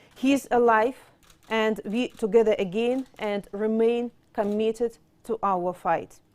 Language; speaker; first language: English; non-native, fluent; Russian